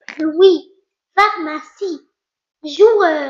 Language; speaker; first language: French; non-native, local second language; Arabic